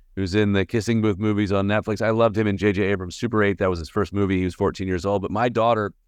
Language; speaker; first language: English; native; English